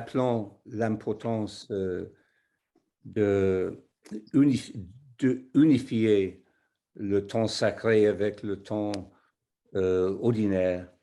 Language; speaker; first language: French; non-native, fluent; English